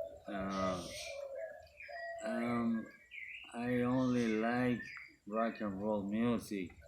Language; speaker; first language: English; non-native, learner; Spanish